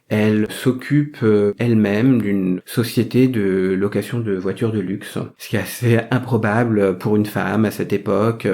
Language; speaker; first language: French; early bilingual, other home language; Vietnamese